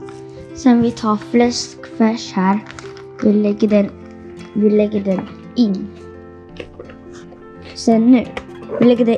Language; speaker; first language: Swedish; non-native, fluent; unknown